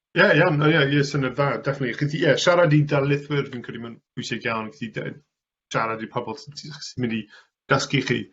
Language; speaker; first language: Welsh; non-native, local second language; English